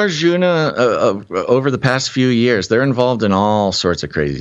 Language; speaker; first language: English; native; English